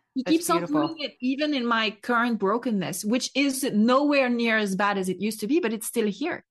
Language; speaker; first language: English; non-native, fluent; French